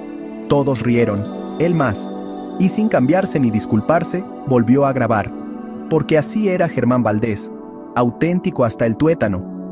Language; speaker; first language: Spanish; native; Spanish